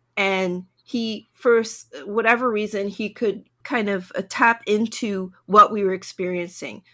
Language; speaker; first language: English; native; English